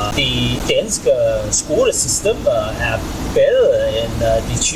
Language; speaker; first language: Danish; non-native, learner; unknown